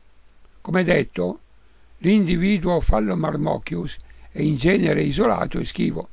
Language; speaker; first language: Italian; native; Italian